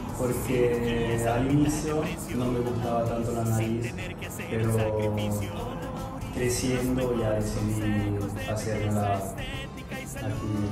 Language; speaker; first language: Spanish; early bilingual, heritage; Spanish